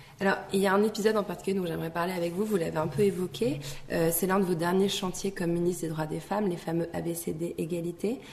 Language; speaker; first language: French; native; French